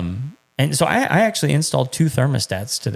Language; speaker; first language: English; native; English